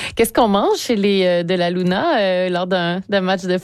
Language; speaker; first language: French; native; French